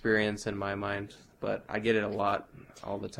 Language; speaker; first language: English; native; English